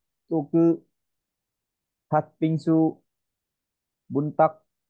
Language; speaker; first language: Korean; non-native, learner; Vietnamese